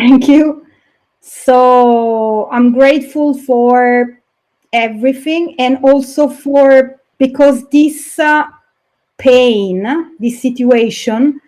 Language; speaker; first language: English; non-native, fluent; Italian